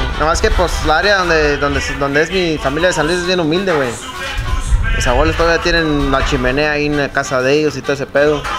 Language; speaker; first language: Spanish; early bilingual, heritage; Spanish